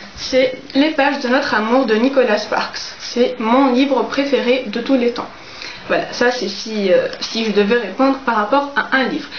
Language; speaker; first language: French; non-native, local second language; Arabic